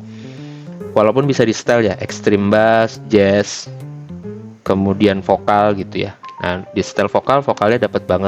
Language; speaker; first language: Indonesian; native; Indonesian